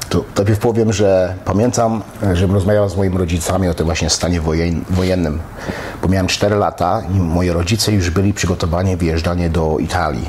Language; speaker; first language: Polish; early bilingual, heritage; Polish